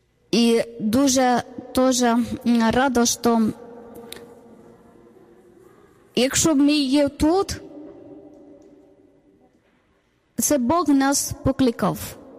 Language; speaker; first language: Ukrainian; non-native, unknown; Malayalam